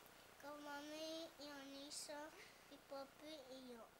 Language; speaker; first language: Spanish; early bilingual, heritage; Spanish